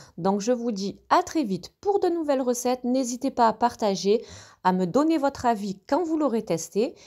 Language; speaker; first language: French; native; French